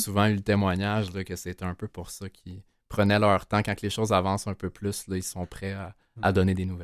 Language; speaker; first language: French; native; French